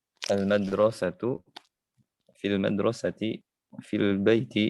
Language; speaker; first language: Arabic; non-native, learner; Indonesian